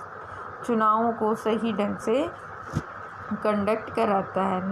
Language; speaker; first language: Hindi; native; Hindi